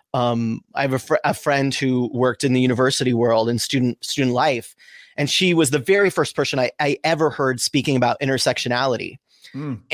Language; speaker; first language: English; native; English